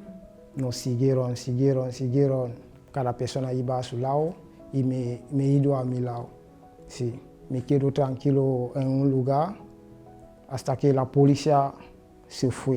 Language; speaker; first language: Spanish; non-native, learner; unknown